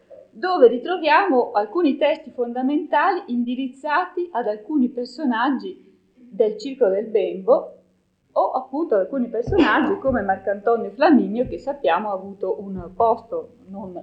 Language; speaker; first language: Italian; native; Italian